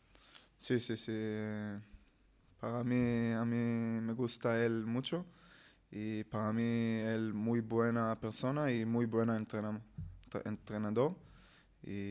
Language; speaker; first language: Spanish; non-native, learner; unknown